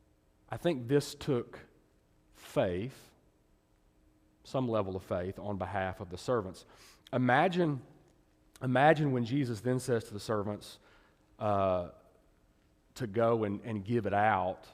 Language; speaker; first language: English; native; English